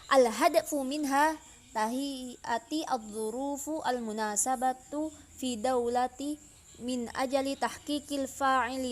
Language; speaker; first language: Arabic; non-native, learner; Indonesian